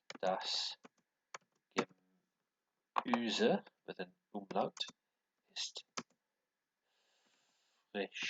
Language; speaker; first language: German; non-native, learner; English